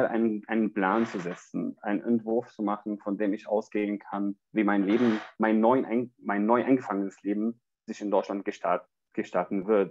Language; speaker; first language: German; non-native, fluent; Arabic